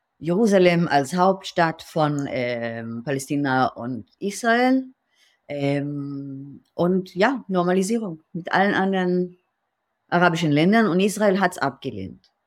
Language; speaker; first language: German; non-native, fluent; Hebrew